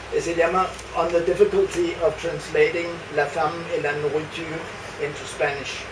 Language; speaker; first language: Spanish; non-native, fluent; Danish